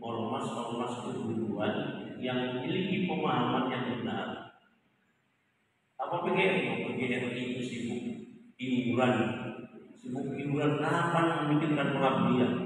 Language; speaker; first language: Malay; non-native, local second language; Javanese